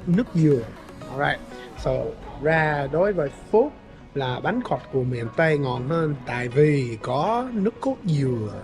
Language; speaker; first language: Vietnamese; non-native, learner; English